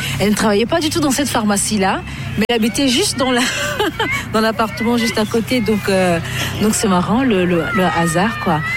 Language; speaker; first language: French; early bilingual, other home language; Portuguese